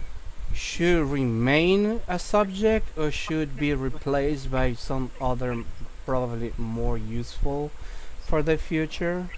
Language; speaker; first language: English; non-native, fluent; Spanish